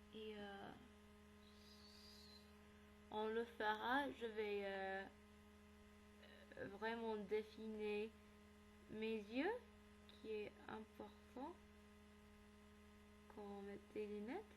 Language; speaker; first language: French; non-native, learner; English